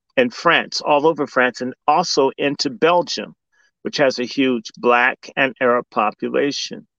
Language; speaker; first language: English; native; English